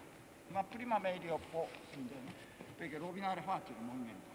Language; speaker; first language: Italian; non-native, learner; Japanese